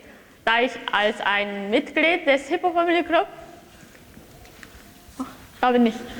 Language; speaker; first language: German; non-native, learner; Japanese